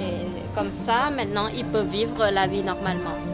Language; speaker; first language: French; non-native, learner; Thai